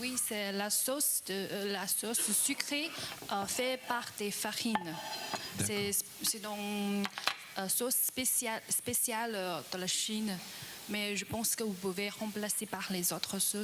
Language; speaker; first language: French; non-native, learner; Chinese